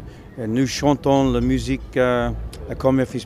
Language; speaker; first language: French; non-native, learner; English